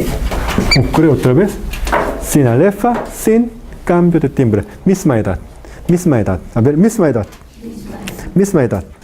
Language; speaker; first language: Spanish; non-native, fluent; Korean